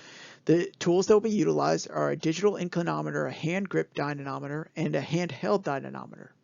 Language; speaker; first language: English; native; English